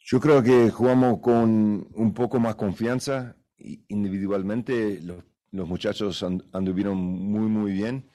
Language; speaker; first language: Spanish; early bilingual, heritage; Spanish